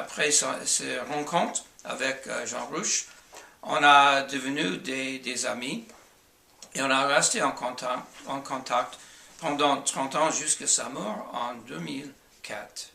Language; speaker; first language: French; non-native, fluent; English